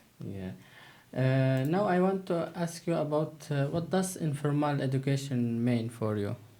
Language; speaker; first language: English; non-native, learner; Turkish